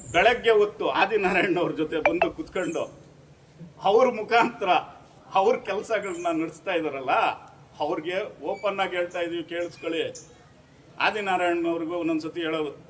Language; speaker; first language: Kannada; native; Kannada